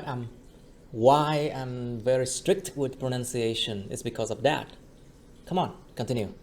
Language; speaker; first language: English; non-native, fluent; Vietnamese